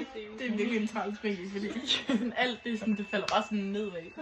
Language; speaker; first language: Danish; native; Danish